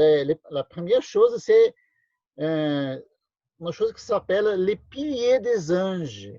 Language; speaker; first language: French; non-native, learner; Portuguese